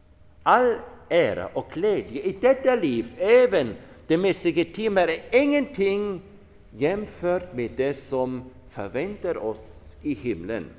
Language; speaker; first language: Swedish; non-native, fluent; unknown